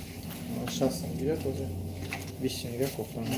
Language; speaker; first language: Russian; non-native, fluent; Tajik